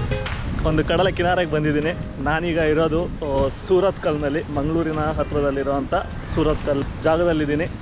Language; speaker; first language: Kannada; native; Kannada